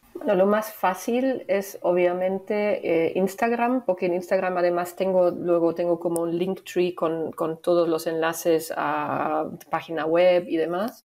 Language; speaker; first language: Spanish; non-native, fluent; German